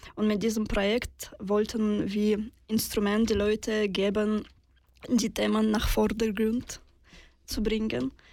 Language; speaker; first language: German; non-native, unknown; Russian